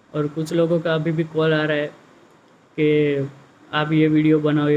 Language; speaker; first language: Hindi; non-native, local second language; Gujarati